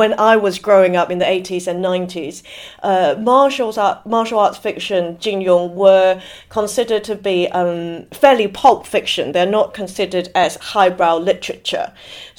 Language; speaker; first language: English; non-native, local second language; Cantonese